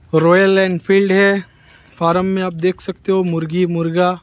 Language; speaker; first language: Hindi; non-native, local second language; Gujarati